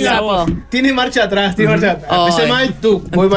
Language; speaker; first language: Spanish; native; Spanish